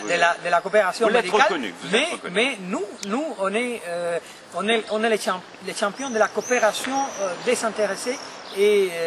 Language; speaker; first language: French; non-native, fluent; Spanish